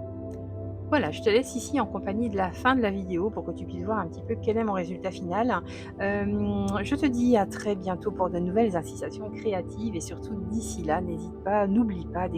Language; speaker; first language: French; native; French